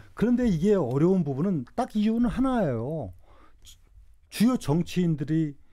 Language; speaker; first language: Korean; native; Korean